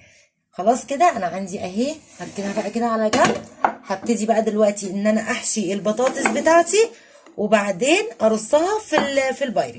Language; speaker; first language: Arabic; native; Arabic